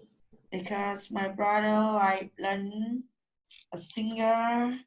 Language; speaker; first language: English; non-native, learner; Vietnamese